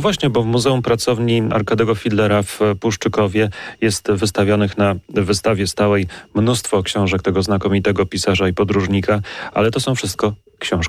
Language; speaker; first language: Polish; native; Polish